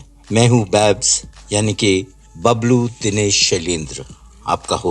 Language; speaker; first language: Hindi; native; Hindi